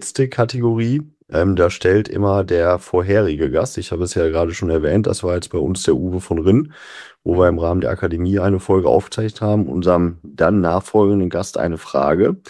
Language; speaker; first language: German; native; German